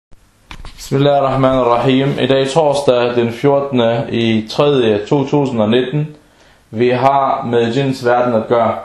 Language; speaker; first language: Danish; non-native, fluent; Arabic